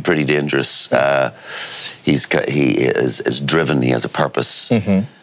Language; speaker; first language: English; native; English